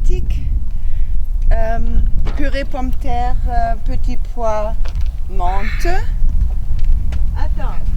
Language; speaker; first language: French; non-native, fluent; German